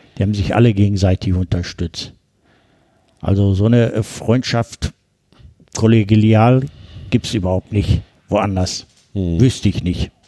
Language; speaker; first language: German; early bilingual, other home language; Turkish